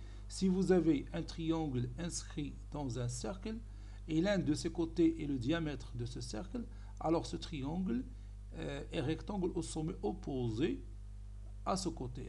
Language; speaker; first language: French; non-native, local second language; Arabic